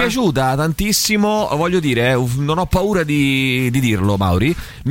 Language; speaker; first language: Italian; native; Italian